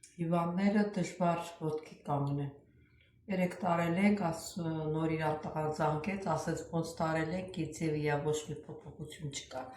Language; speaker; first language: Armenian; native; Armenian